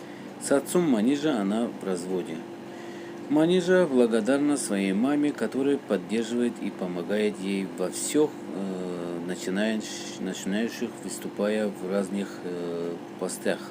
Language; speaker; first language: Russian; non-native, local second language; Tajik